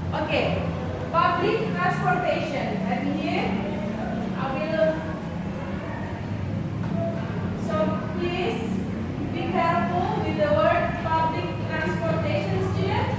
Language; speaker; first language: English; non-native, fluent; Indonesian